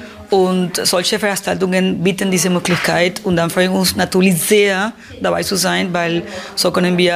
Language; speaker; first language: German; non-native, fluent; Spanish